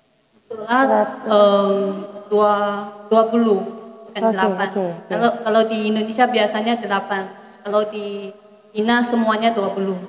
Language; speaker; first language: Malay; non-native, fluent; Chinese